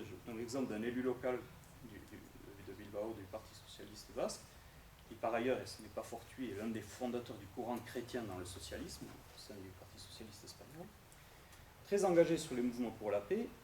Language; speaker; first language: French; native; French